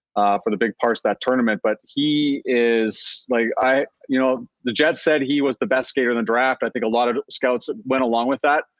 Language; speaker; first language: English; native; English